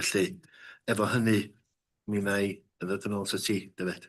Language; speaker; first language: Welsh; native; Welsh